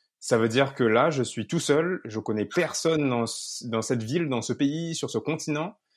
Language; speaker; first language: French; native; French